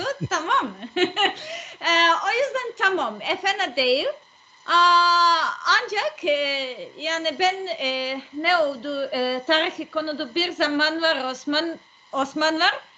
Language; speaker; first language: Turkish; non-native, learner; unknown